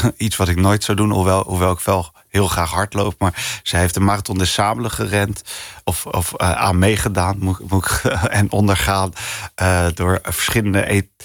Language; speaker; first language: Dutch; early bilingual, other home language; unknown